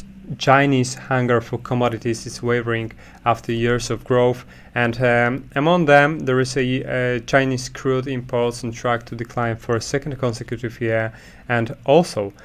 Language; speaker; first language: English; non-native, fluent; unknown